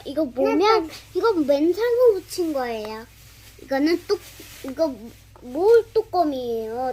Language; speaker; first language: Korean; early bilingual, other home language; Telugu